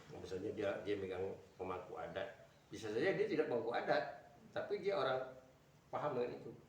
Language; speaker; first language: Indonesian; native; Indonesian